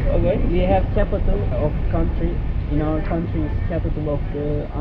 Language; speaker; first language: English; non-native, learner; Turkish